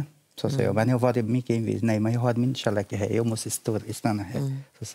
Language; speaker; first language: Swedish; non-native, learner; Portuguese